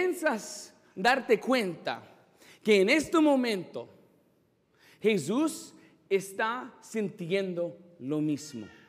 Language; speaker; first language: Spanish; non-native, fluent; English